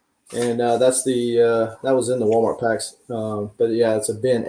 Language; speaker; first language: English; native; English